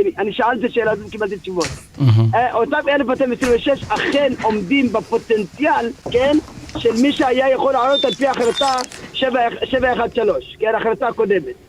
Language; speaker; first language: Hebrew; early bilingual, other home language; Amharic